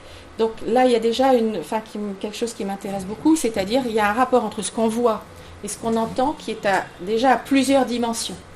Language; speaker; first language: French; native; French